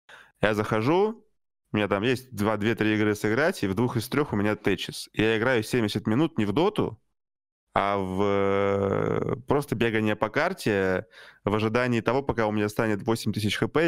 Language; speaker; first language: Russian; native; Russian